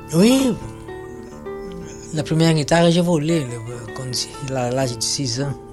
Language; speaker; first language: French; non-native, learner; Portuguese